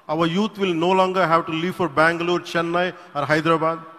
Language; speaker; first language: English; non-native, local second language; Telugu